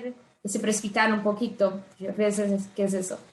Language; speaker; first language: Spanish; non-native, fluent; Portuguese